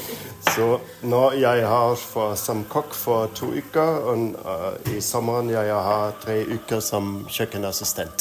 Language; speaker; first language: Norwegian; non-native, learner; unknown